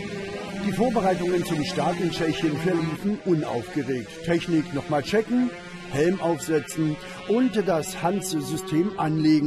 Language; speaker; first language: German; native; German